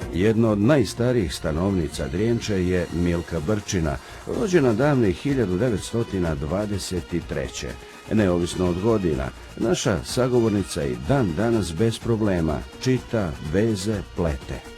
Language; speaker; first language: Bosnian; native; Bosnian